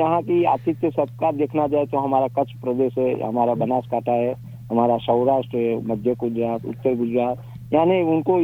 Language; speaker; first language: Hindi; non-native, local second language; Gujarati